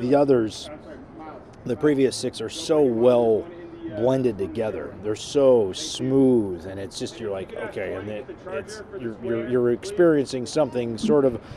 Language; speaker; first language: English; non-native, fluent; Spanish